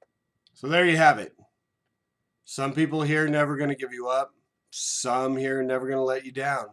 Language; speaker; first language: English; native; English